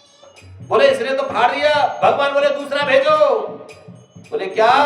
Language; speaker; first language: Hindi; native; Hindi